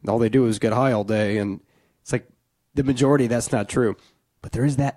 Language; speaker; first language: English; native; English